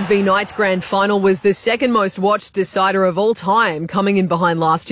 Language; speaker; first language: English; native; English